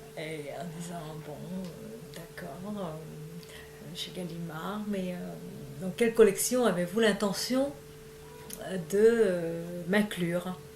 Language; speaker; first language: French; non-native, fluent; Vietnamese